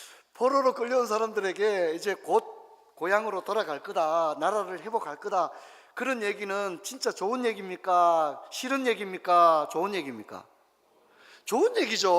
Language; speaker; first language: Korean; native; Korean